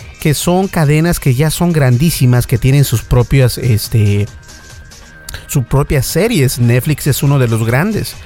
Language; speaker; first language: Spanish; native; Spanish